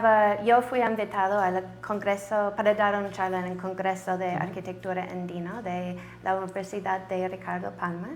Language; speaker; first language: Spanish; non-native, learner; English